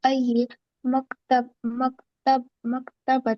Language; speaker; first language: Arabic; non-native, learner; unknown